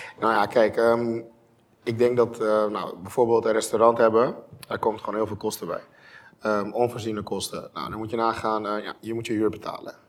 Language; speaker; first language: Dutch; non-native, local second language; Papiamento